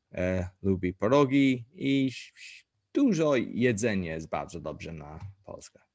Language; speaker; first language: Polish; non-native, learner; English